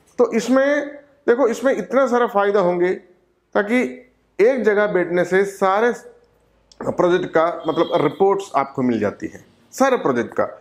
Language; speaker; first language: Hindi; non-native, local second language; Malayalam